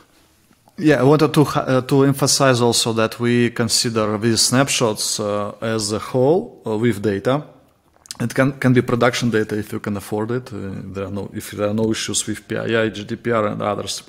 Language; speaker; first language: English; non-native, fluent; Russian